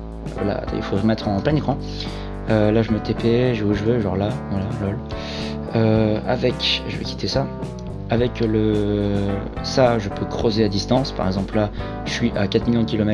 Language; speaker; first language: French; native; French